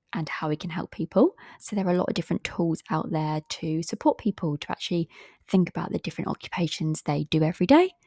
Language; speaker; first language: English; native; English